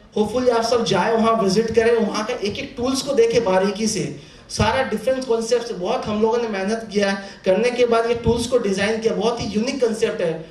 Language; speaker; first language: Hindi; non-native, local second language; Bangla